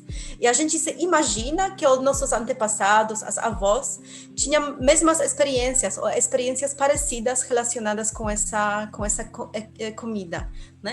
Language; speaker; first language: Portuguese; non-native, fluent; Polish